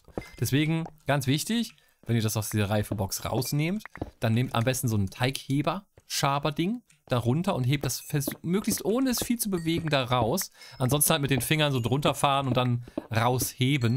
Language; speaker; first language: German; native; German